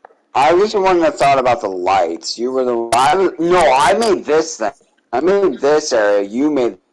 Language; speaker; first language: English; native; English